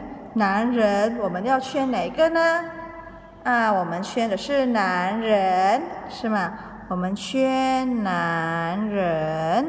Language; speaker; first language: Chinese; early bilingual, heritage; Indonesian